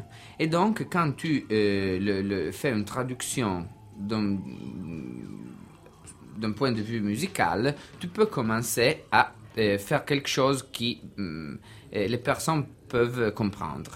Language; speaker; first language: French; non-native, learner; Italian